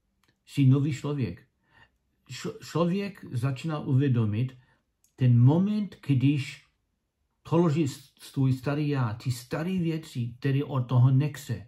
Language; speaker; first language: Czech; non-native, learner; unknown